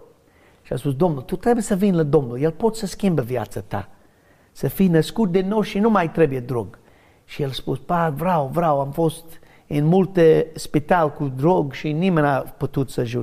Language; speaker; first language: Romanian; non-native, learner; English